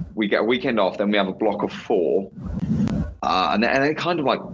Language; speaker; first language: English; native; English